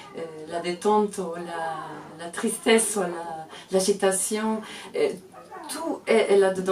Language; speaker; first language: French; non-native, fluent; Portuguese